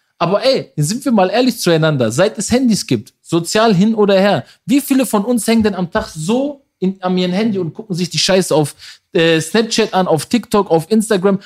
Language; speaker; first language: German; early bilingual, other home language; Persian